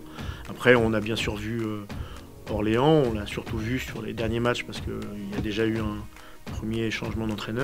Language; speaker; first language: French; native; French